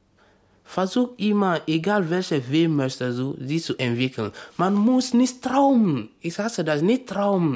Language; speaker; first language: German; non-native, learner; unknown